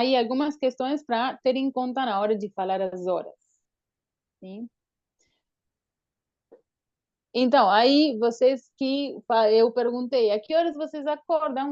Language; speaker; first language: Portuguese; non-native, fluent; Spanish